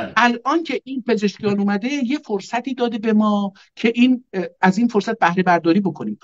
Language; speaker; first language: Persian; non-native, local second language; Azerbaijani